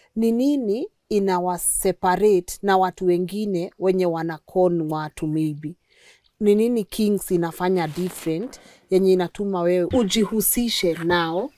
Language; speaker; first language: Swahili; native; Swahili